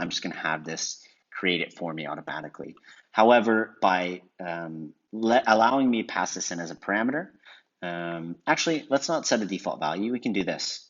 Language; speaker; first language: English; native; English